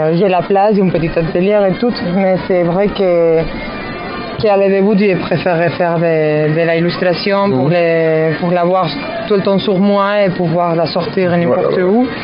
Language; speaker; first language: French; non-native, fluent; Spanish